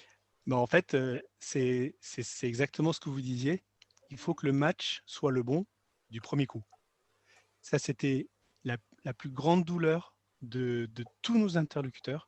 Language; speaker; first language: French; native; French